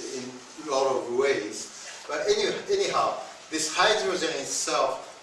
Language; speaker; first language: English; non-native, fluent; Japanese